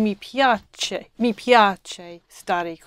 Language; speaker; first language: Italian; non-native, learner; English